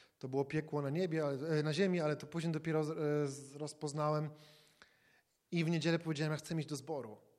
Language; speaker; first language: Polish; native; Polish